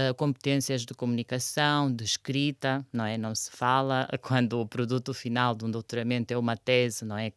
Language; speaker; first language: Portuguese; non-native, fluent; Romanian